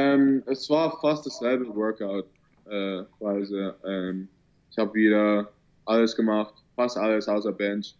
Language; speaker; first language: German; early bilingual, heritage; German